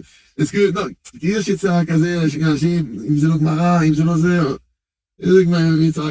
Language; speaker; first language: Hebrew; non-native, fluent; French